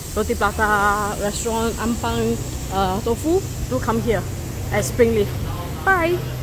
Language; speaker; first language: English; non-native, local second language; Chinese